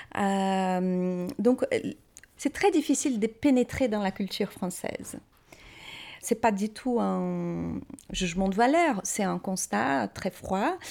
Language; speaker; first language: French; non-native, fluent; Portuguese